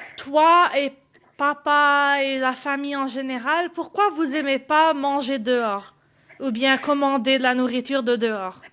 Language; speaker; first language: French; early bilingual, other home language; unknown